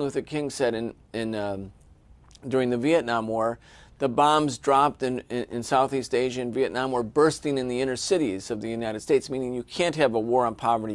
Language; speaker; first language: English; native; English